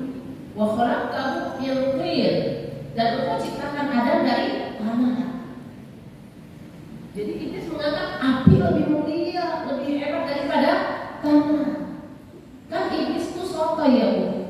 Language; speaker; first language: Indonesian; native; Indonesian